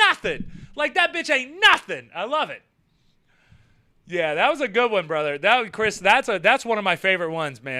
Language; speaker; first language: English; native; English